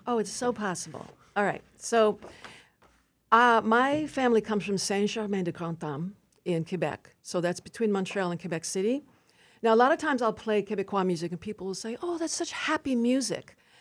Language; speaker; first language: English; early bilingual, other home language; French